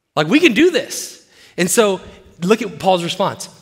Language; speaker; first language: English; native; English